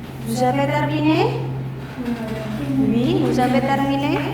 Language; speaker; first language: French; non-native, fluent; Indonesian